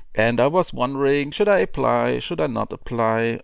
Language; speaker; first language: English; non-native, fluent; German